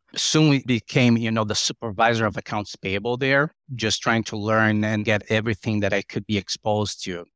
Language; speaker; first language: English; non-native, fluent; Portuguese